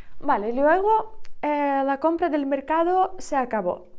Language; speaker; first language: Spanish; non-native, learner; Ukrainian